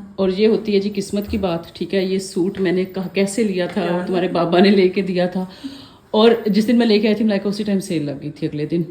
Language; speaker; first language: Urdu; native; Urdu